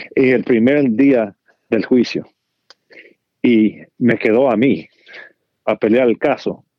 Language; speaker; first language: Spanish; early bilingual, heritage; Spanish